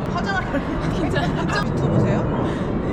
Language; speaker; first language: Korean; non-native, fluent; Italian